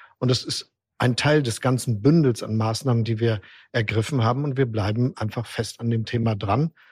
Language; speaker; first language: German; native; German